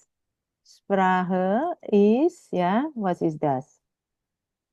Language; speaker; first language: German; non-native, fluent; Indonesian